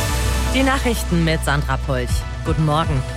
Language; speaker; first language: German; native; German